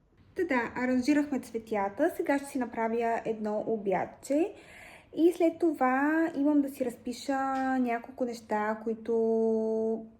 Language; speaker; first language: Bulgarian; native; Bulgarian